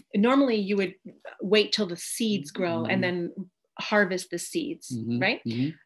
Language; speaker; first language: English; native; English